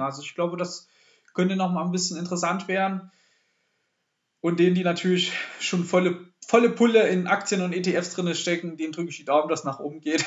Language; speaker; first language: German; native; German